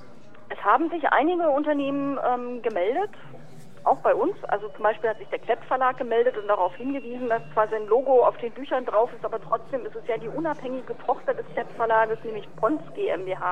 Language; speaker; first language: German; native; German